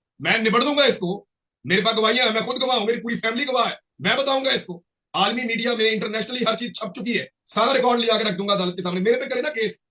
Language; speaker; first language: Urdu; non-native, local second language; Punjabi